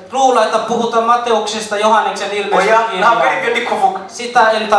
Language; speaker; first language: Finnish; non-native, fluent; Kinyarwanda